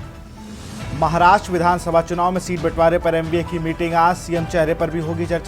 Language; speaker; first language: Hindi; native; Hindi